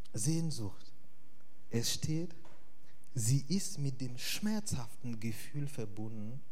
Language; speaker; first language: German; non-native, fluent; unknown